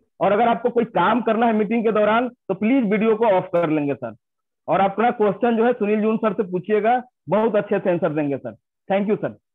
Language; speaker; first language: Hindi; native; Hindi